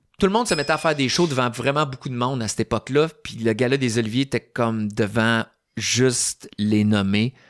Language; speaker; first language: French; native; French